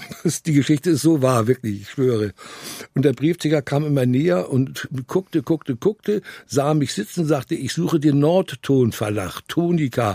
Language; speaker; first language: German; native; German